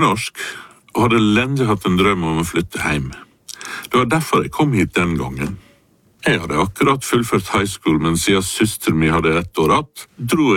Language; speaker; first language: Norwegian; non-native, fluent; English